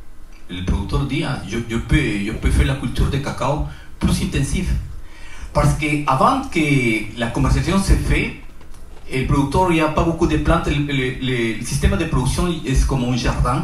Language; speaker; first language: French; non-native, learner; Spanish